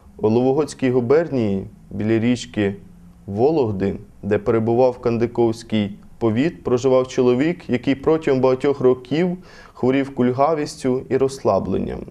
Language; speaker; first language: Ukrainian; native; Ukrainian